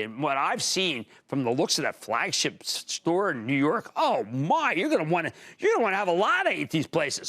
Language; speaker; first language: English; native; English